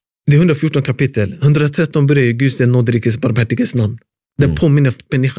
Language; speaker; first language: Swedish; early bilingual, other home language; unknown